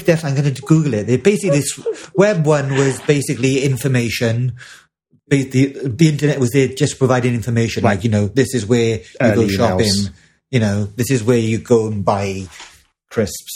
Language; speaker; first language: English; native; English